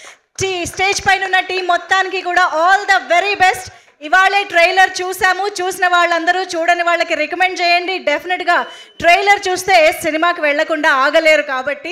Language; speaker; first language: Telugu; native; Telugu